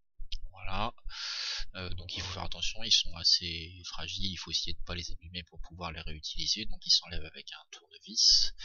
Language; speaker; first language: French; native; French